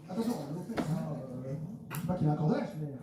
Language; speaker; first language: French; native; French